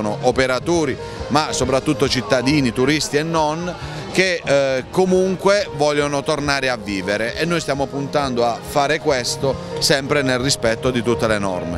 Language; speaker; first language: Italian; native; Italian